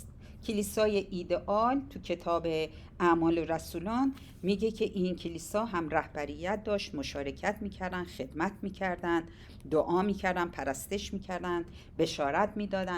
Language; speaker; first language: Persian; native; Persian